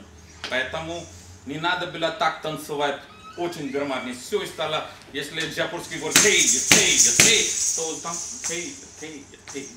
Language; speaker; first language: Russian; non-native, learner; Hindi